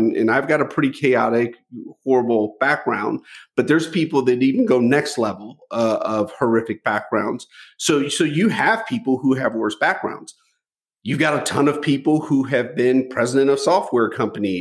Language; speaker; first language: English; native; English